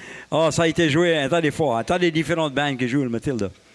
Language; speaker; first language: French; early bilingual, heritage; French